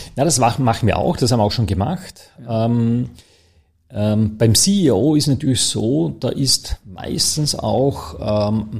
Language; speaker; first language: German; native; German